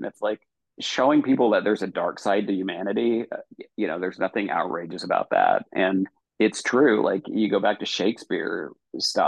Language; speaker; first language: English; native; English